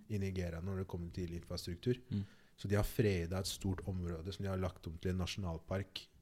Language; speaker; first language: Norwegian; early bilingual, other home language; Igbo